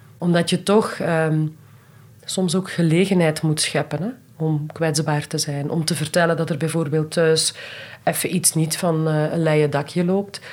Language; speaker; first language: Dutch; native; Dutch